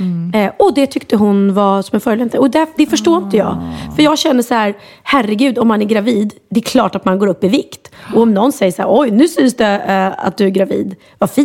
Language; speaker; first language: Swedish; native; Swedish